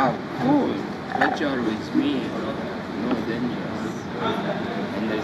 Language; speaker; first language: English; non-native, learner; Arabic